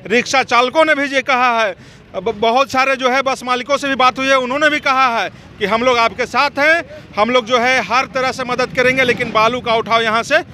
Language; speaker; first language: Hindi; native; Hindi